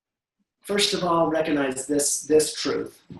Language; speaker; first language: English; native; English